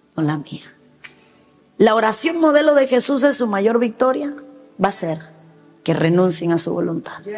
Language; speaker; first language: Spanish; native; Spanish